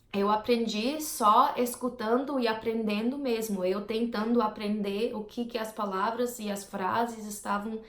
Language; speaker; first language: Portuguese; non-native, fluent; English